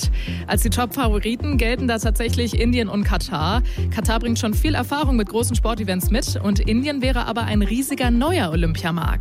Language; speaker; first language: German; native; German